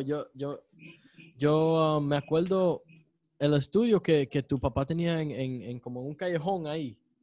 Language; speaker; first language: Spanish; early bilingual, heritage; Spanish